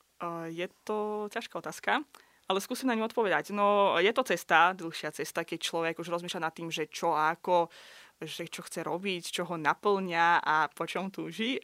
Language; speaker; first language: Slovak; non-native, fluent; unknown